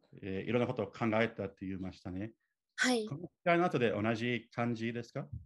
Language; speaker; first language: Japanese; non-native, learner; English